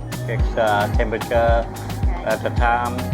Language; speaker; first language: English; non-native, learner; Vietnamese